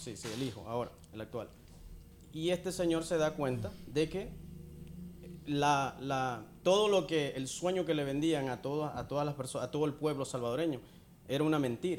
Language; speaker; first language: Spanish; native; Spanish